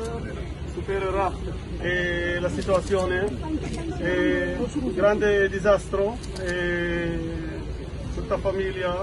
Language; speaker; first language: Italian; non-native, learner; Hebrew